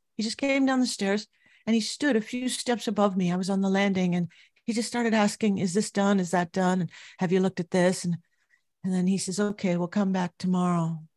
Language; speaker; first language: English; native; English